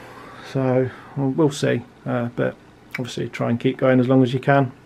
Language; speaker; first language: English; native; English